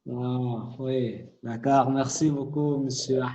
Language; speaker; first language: French; non-native, fluent; Arabic